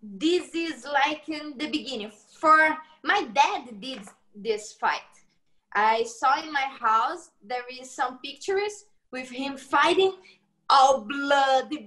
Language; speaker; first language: English; non-native, fluent; Portuguese